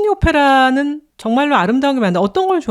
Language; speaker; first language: Korean; native; Korean